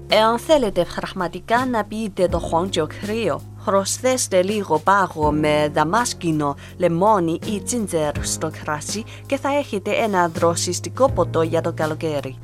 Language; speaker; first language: Greek; non-native, fluent; Chinese